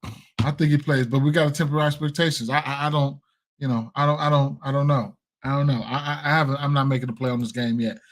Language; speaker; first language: English; native; English